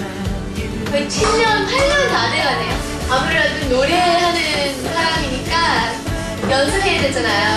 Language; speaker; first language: Korean; early bilingual, heritage; Korean